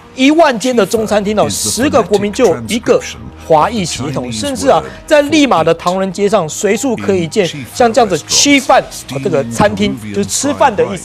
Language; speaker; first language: Chinese; native; Chinese